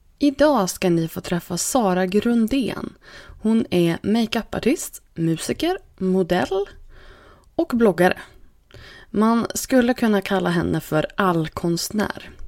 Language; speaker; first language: Swedish; native; Swedish